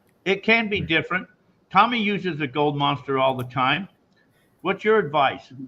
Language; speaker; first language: English; native; English